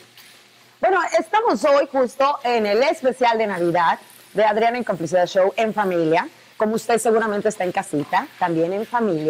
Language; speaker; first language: Spanish; native; Spanish